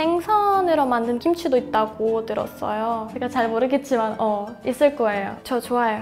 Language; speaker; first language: Korean; non-native, fluent; Russian